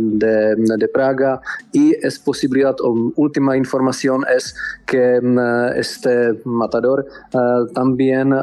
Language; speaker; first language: Spanish; non-native, learner; Czech